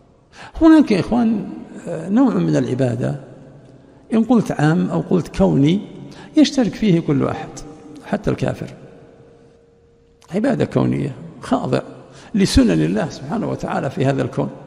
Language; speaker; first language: Arabic; native; Arabic